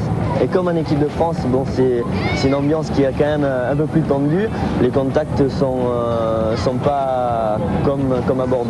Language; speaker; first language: French; native; French